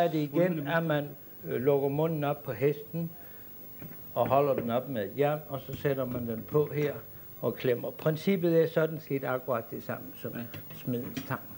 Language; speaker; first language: Danish; native; Danish